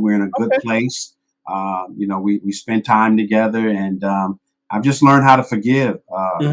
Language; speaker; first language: English; native; English